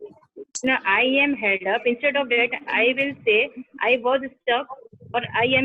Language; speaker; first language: English; non-native, learner; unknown